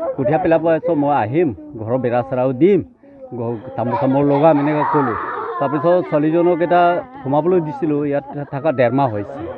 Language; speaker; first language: Assamese; non-native, local second language; Karbi